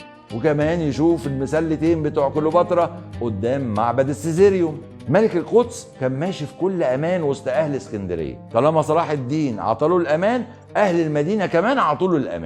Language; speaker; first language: Arabic; native; Arabic